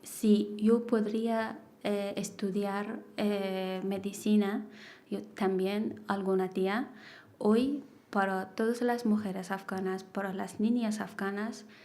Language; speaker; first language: Spanish; non-native, learner; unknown